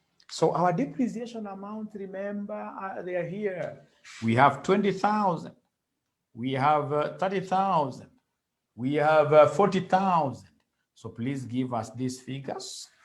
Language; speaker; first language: English; non-native, local second language; Swahili